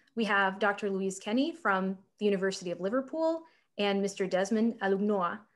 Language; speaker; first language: English; native; English